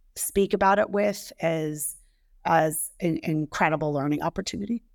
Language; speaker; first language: English; native; English